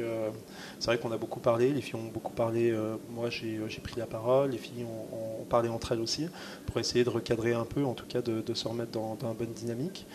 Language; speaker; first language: French; native; French